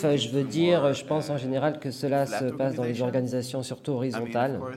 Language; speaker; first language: French; non-native, fluent; Hebrew